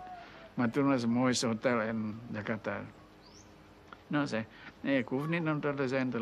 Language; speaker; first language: Dutch; non-native, local second language; Indonesian